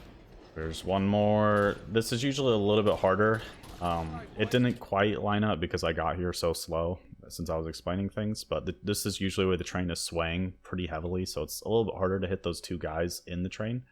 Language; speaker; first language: English; native; English